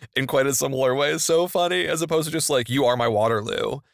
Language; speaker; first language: English; native; English